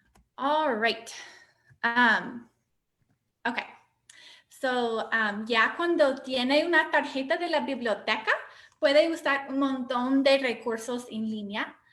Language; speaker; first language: Spanish; non-native, fluent; English